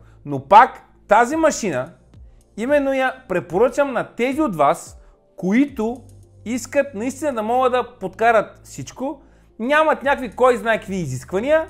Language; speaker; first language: Bulgarian; native; Bulgarian